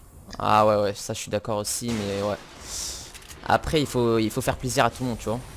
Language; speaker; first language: French; native; French